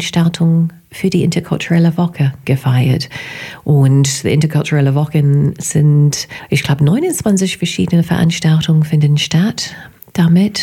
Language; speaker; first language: German; non-native, fluent; English